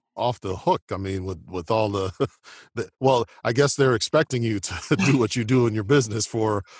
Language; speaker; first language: English; native; English